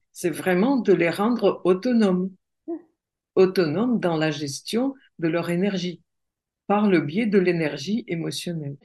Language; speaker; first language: French; non-native, fluent; Russian